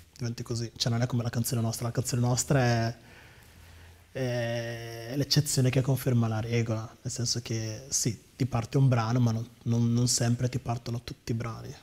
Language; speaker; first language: Italian; early bilingual, other home language; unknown